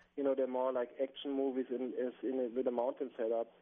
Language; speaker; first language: English; non-native, fluent; German